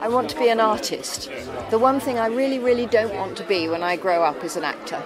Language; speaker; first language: English; native; English